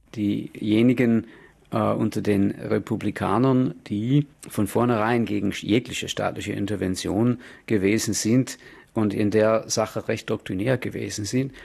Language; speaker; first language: German; non-native, fluent; English